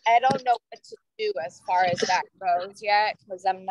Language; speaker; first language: English; native; English